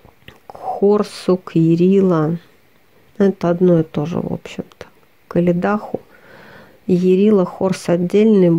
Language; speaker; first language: Russian; native; Russian